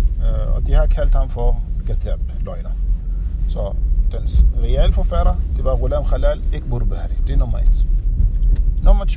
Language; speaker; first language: Danish; non-native, fluent; Arabic